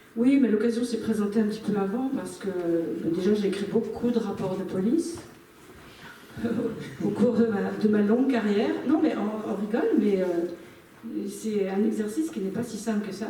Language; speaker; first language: French; native; French